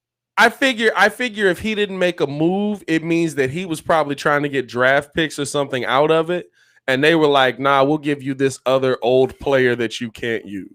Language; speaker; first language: English; native; English